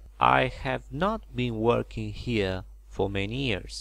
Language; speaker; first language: English; non-native, fluent; Romanian